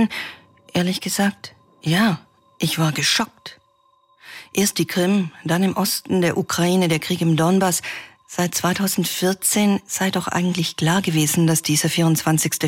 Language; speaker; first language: German; native; German